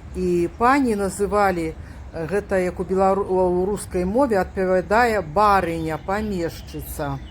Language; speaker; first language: Belarusian; native; Belarusian